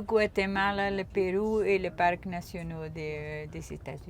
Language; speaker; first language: French; non-native, local second language; Dutch